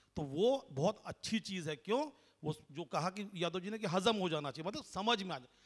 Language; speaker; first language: Hindi; non-native, local second language; Bangla